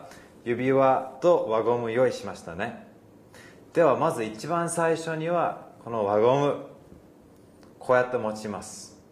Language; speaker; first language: Japanese; early bilingual, heritage; English